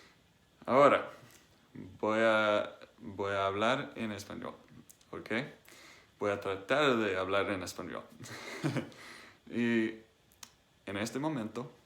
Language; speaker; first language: Spanish; non-native, learner; English